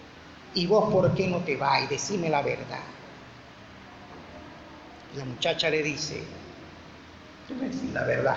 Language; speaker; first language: Spanish; native; Spanish